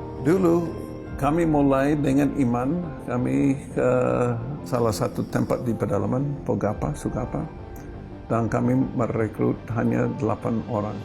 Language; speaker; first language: Indonesian; non-native, fluent; English